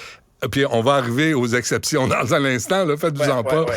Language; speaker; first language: French; native; French